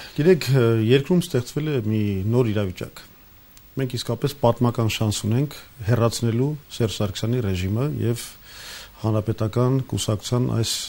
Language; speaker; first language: Armenian; native; Armenian